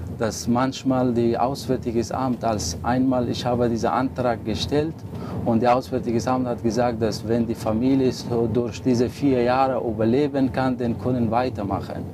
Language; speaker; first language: German; non-native, learner; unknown